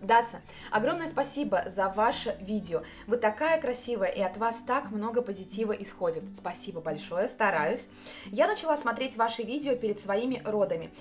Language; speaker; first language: Russian; native; Russian